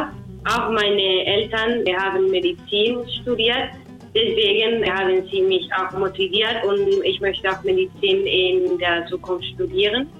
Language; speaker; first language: German; non-native, fluent; Spanish